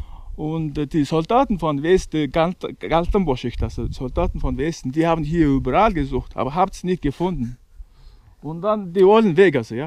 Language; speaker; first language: German; non-native, learner; Mongolian